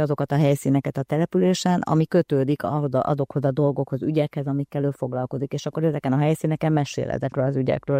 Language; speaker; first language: Hungarian; native; Hungarian